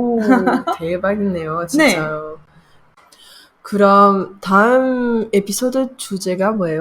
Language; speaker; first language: Korean; non-native, learner; French